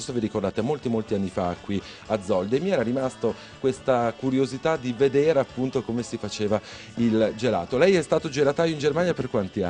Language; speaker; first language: Italian; native; Italian